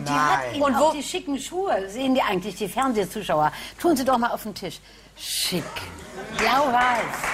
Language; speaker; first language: German; native; German